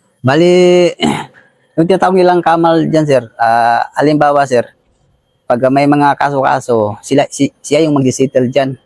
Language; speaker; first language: Filipino; non-native, local second language; Maguindanaon